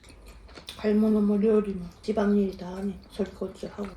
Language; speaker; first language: Korean; non-native, fluent; Japanese